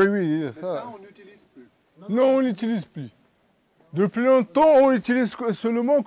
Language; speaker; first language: French; non-native, learner; Arabic